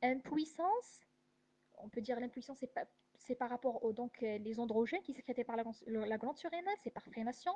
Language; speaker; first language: French; non-native, local second language; Arabic